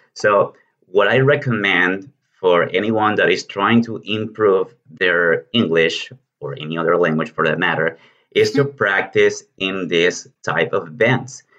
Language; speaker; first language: English; non-native, fluent; Spanish